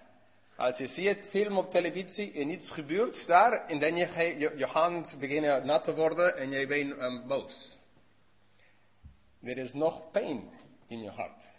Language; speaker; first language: Dutch; non-native, learner; English